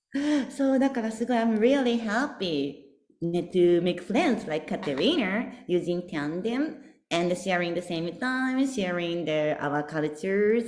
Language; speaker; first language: English; non-native, learner; Japanese